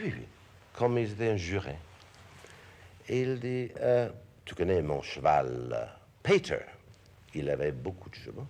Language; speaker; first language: French; non-native, fluent; English